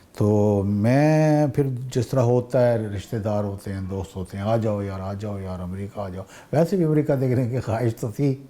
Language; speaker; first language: Urdu; native; Urdu